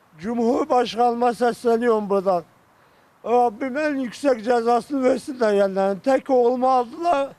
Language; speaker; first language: Turkish; non-native, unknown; Arabic